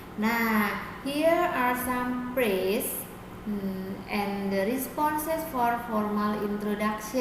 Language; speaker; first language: English; non-native, fluent; Indonesian